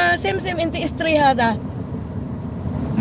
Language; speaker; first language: Arabic; non-native, learner; Hiligaynon